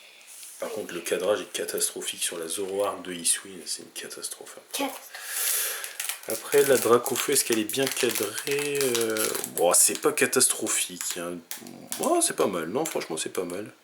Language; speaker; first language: French; native; French